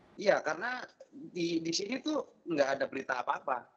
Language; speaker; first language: Indonesian; native; Indonesian